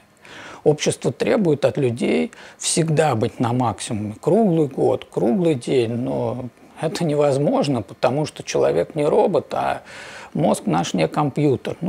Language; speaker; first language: Russian; native; Russian